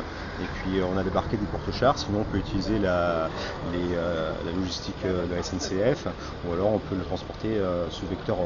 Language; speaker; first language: French; native; French